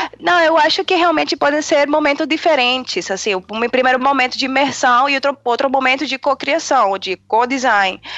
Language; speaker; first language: Portuguese; non-native, fluent; Spanish